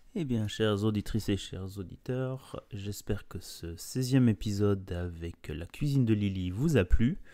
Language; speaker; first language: French; native; French